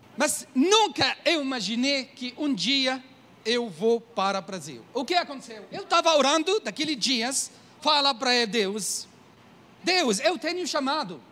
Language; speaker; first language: Portuguese; non-native, learner; Arabic